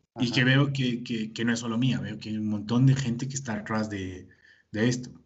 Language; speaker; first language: Spanish; native; Spanish